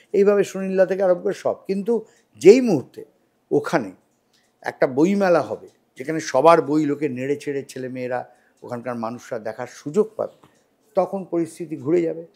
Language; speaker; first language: Bangla; native; Bangla